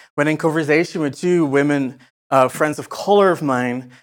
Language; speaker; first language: English; non-native, fluent; Dutch